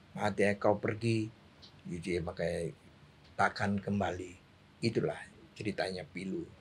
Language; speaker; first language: Indonesian; native; Indonesian